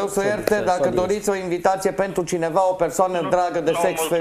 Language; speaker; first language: Romanian; native; Romanian